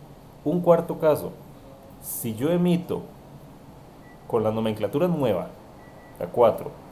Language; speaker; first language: Spanish; native; Spanish